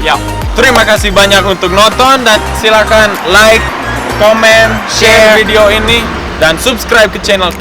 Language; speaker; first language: Indonesian; early bilingual, other home language; English